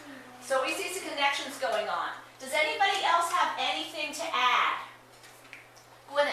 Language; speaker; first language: English; native; English